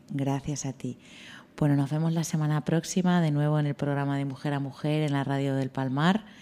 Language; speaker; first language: Spanish; native; Spanish